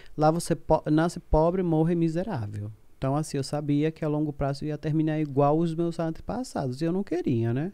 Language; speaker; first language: Portuguese; non-native, fluent; Spanish